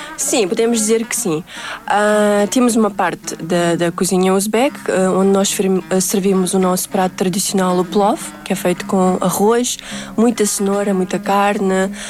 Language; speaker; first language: Portuguese; early bilingual, other home language; Uzbek